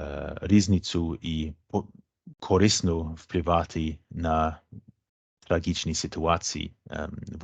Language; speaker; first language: Ukrainian; non-native, fluent; English